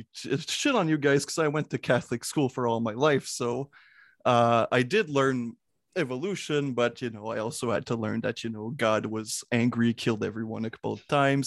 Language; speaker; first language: English; non-native, fluent; French